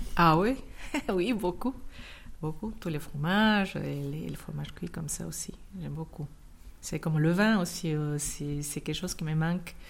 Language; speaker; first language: French; non-native, fluent; Spanish